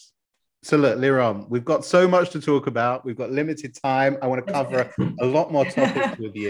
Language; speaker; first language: English; native; English